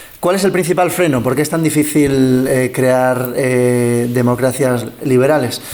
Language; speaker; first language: Spanish; early bilingual, other home language; English